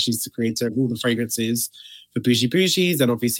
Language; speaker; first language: English; native; English